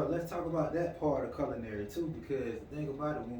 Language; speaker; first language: English; native; English